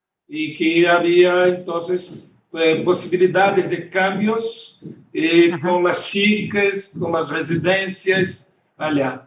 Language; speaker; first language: Spanish; non-native, learner; Portuguese